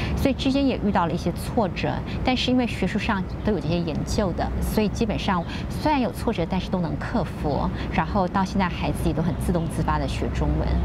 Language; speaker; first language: Chinese; native; Chinese